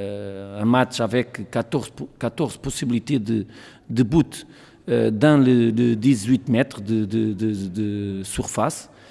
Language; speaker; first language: French; non-native, learner; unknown